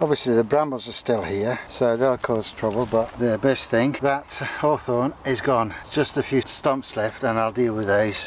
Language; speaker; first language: English; native; English